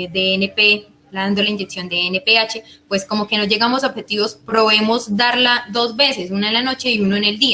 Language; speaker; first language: Spanish; native; Spanish